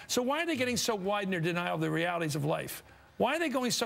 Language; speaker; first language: English; native; English